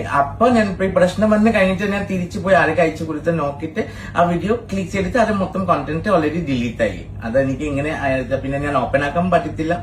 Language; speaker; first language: Malayalam; non-native, learner; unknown